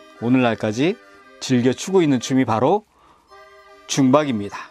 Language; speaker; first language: Korean; native; Korean